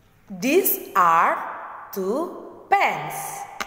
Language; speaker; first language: English; non-native, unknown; Indonesian